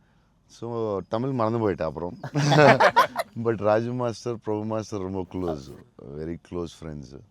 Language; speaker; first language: Tamil; non-native, local second language; Telugu